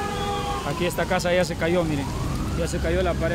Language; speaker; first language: Spanish; native; Spanish